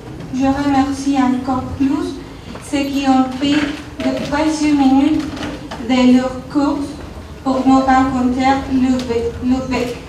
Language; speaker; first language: French; non-native, learner; Spanish